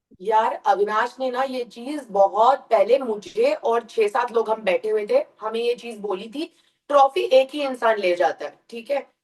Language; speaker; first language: Hindi; early bilingual, heritage; Hindi